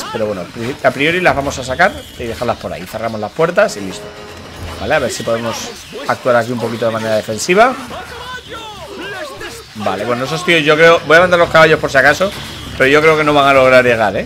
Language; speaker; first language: Spanish; native; Spanish